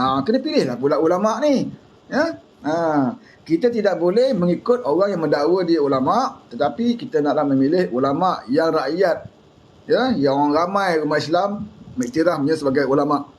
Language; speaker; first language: Malay; native; Malay